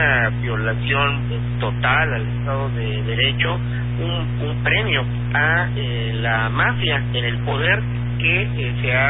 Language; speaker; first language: Spanish; native; Spanish